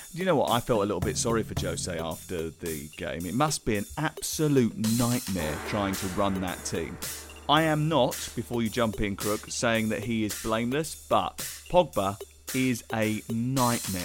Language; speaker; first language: English; native; English